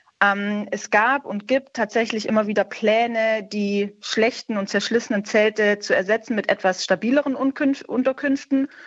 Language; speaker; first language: German; native; German